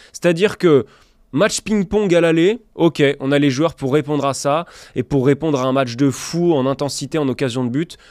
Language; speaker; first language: French; native; French